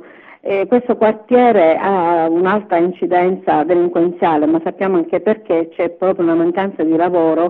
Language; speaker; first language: Italian; native; Italian